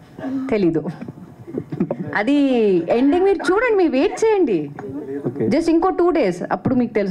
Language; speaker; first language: Telugu; non-native, fluent; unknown